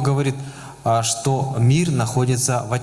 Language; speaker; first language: Russian; native; Russian